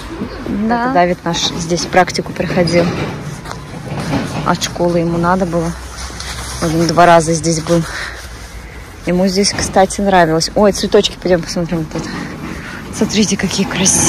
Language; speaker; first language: Russian; native; Russian